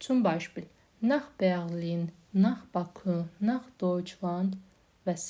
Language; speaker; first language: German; non-native, fluent; Azerbaijani